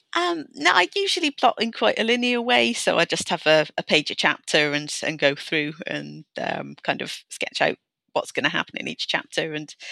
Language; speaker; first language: English; native; English